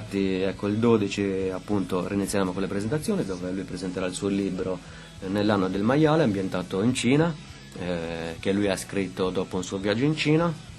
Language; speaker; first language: Italian; native; Italian